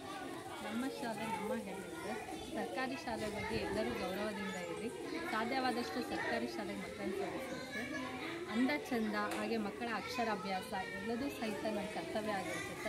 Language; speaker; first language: Kannada; native; Kannada